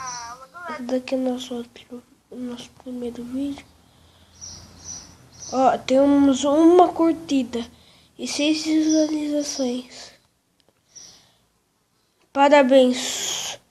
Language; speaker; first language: Portuguese; native; Portuguese